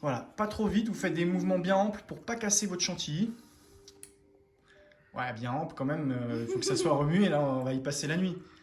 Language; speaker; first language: French; native; French